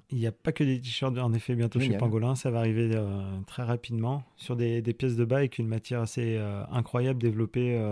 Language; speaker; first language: French; native; French